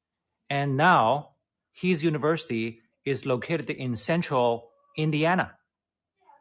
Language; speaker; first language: English; non-native, fluent; Chinese